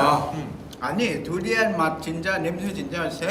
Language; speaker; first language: Korean; non-native, fluent; Vietnamese